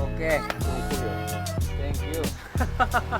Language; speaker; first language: English; non-native, learner; Indonesian